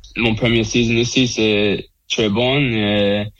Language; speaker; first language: French; non-native, learner; English